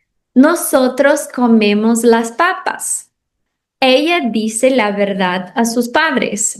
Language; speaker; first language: Spanish; non-native, fluent; Portuguese